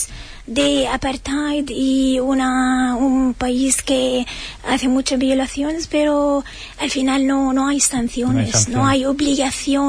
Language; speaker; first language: Spanish; non-native, fluent; Arabic